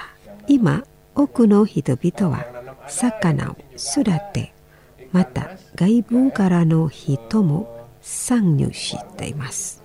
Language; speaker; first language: Japanese; non-native, fluent; Indonesian